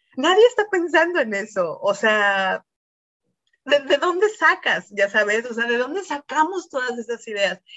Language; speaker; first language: Spanish; native; Spanish